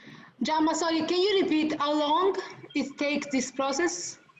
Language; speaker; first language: English; non-native, fluent; Italian